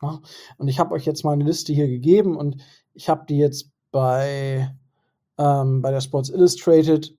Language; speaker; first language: German; native; German